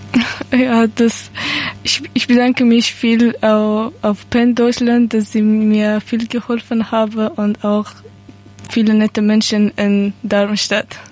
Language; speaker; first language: German; non-native, learner; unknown